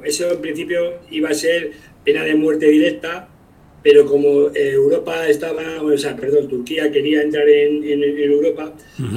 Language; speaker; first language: Spanish; native; Spanish